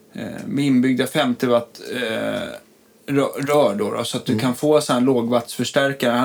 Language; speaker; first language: Swedish; native; Swedish